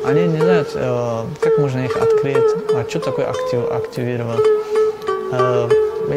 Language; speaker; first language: Russian; non-native, local second language; Tajik